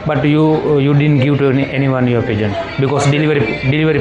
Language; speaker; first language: English; non-native, fluent; Sinhala